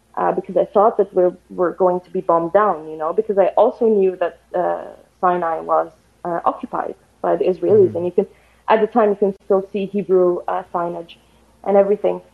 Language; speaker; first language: English; non-native, fluent; Arabic